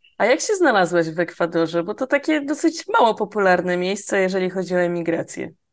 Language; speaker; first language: Polish; native; Polish